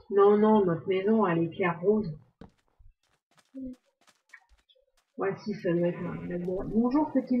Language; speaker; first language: French; native; French